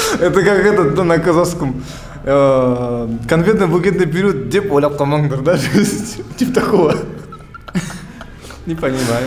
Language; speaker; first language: Russian; native; Russian